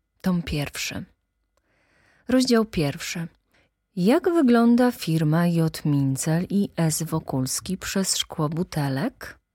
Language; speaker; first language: Polish; native; Polish